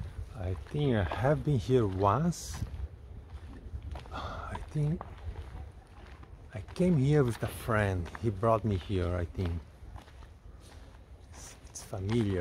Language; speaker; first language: English; non-native, fluent; Portuguese